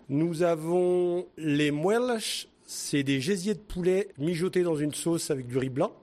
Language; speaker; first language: French; early bilingual, other home language; Portuguese